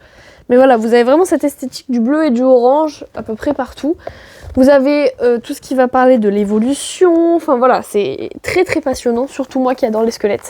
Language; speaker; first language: French; native; French